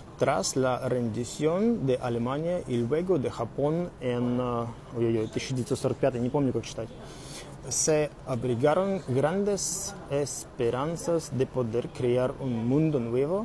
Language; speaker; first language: Spanish; non-native, learner; Russian